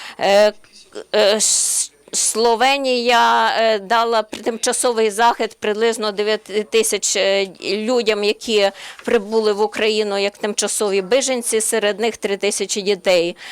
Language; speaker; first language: Ukrainian; non-native, learner; Slovenian